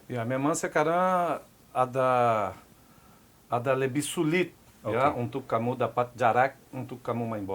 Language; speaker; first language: Indonesian; non-native, fluent; Portuguese